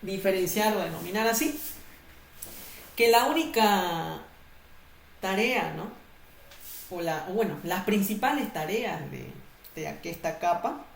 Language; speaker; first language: Spanish; native; Spanish